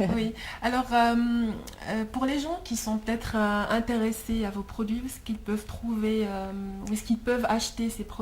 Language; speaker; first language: French; native; French